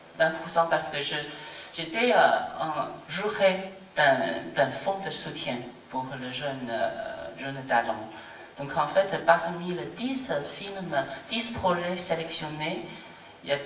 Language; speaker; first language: French; non-native, fluent; Chinese